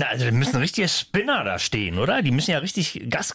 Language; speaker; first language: German; native; German